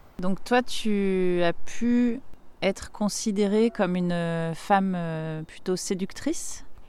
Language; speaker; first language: French; native; French